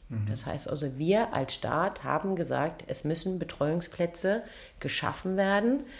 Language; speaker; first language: German; early bilingual, other home language; Turkish